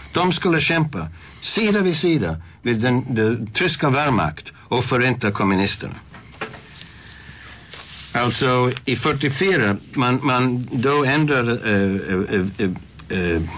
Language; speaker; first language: Swedish; non-native, fluent; English